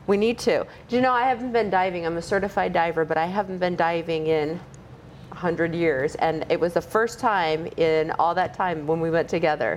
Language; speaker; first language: English; native; English